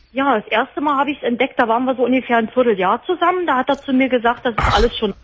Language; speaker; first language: German; native; German